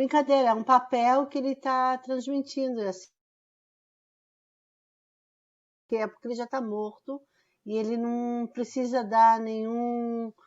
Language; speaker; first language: Portuguese; non-native, fluent; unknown